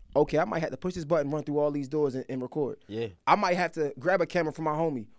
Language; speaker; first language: English; native; English